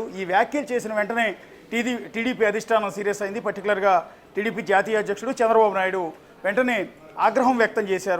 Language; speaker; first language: Telugu; native; Telugu